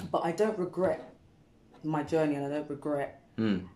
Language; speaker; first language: English; native; English